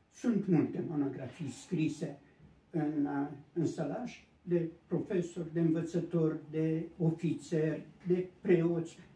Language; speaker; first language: Romanian; native; Romanian